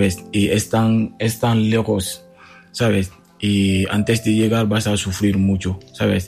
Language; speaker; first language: Spanish; non-native, learner; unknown